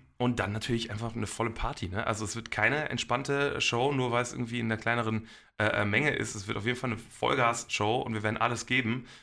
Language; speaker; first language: German; early bilingual, other home language; Polish